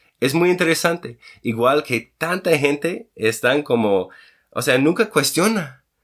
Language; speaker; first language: Spanish; non-native, fluent; English